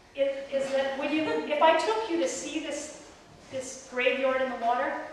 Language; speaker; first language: English; native; English